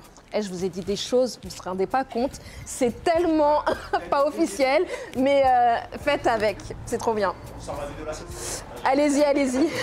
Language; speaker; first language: French; native; French